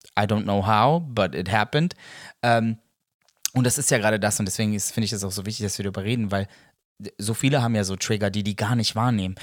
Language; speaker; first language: German; early bilingual, other home language; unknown